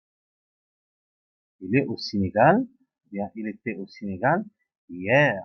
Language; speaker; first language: French; non-native, local second language; Arabic